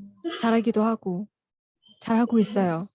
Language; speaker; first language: Korean; non-native, fluent; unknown